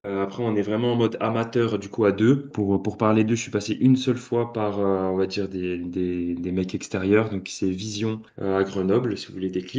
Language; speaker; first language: French; native; French